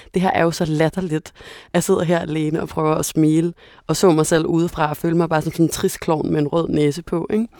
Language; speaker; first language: Danish; native; Danish